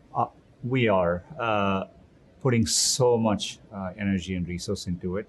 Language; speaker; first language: English; non-native, local second language; Tamil